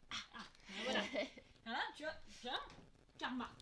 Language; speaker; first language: French; native; French